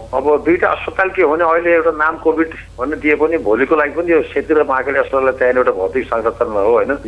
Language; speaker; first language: Nepali; native; Nepali